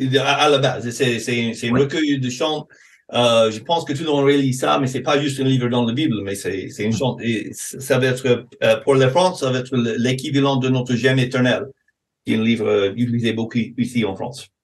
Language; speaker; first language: French; non-native, fluent; English